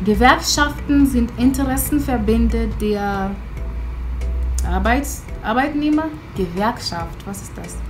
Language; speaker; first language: German; non-native, fluent; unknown